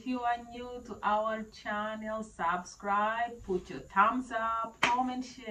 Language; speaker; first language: English; non-native, fluent; Portuguese